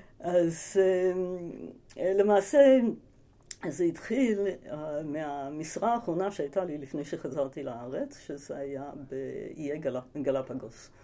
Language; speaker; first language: Hebrew; early bilingual, other home language; English